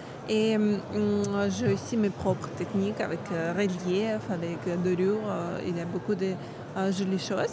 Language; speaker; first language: French; non-native, learner; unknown